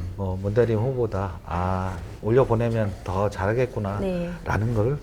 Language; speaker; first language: Korean; native; Korean